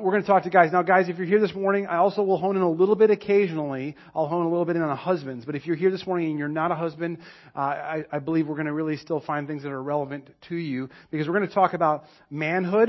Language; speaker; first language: English; native; English